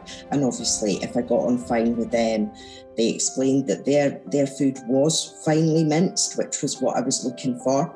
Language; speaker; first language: English; native; English